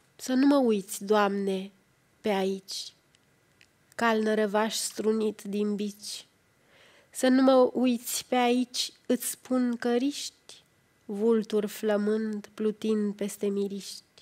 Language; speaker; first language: French; non-native, fluent; Romanian